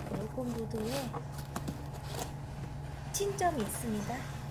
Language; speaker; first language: Korean; non-native, fluent; Vietnamese